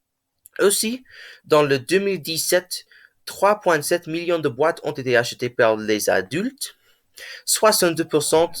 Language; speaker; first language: French; non-native, learner; English